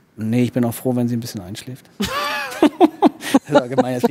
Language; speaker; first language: German; native; German